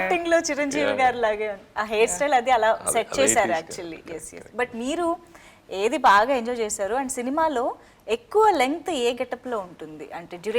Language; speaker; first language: Telugu; native; Telugu